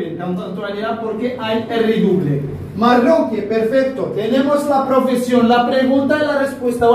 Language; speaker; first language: Spanish; non-native, fluent; Arabic